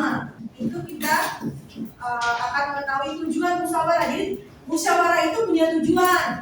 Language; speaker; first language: Indonesian; native; Indonesian